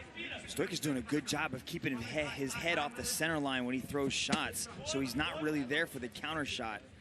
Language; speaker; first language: English; native; English